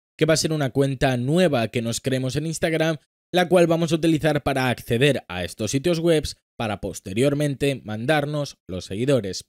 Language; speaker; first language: Spanish; native; Spanish